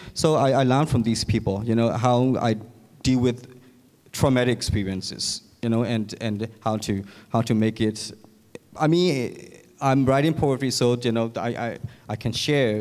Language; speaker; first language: English; non-native, fluent; Burmese